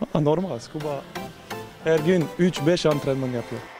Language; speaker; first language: Turkish; non-native, learner; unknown